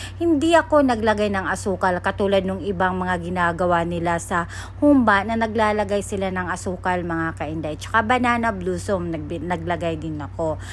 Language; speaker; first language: Filipino; non-native, local second language; Cebuano